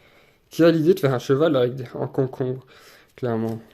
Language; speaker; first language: French; native; French